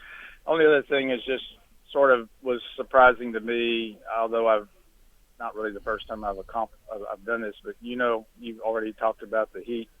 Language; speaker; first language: English; native; English